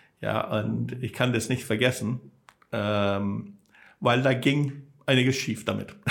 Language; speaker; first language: German; non-native, fluent; English